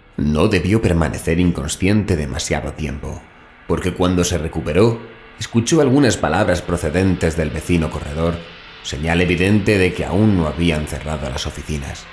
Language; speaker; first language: Spanish; native; Spanish